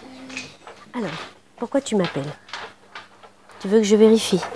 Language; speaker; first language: French; native; French